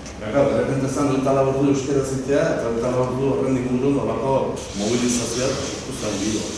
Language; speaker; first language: Basque; native; Basque